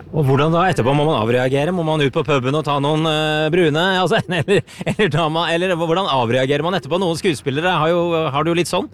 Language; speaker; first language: Norwegian; native; Norwegian